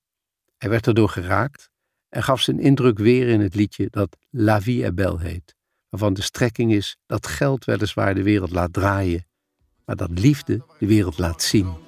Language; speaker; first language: Dutch; native; Dutch